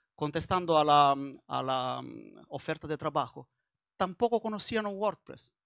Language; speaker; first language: Spanish; non-native, learner; Italian